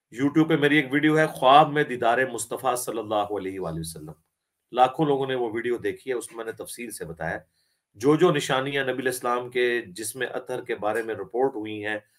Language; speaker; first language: Urdu; non-native, local second language; Punjabi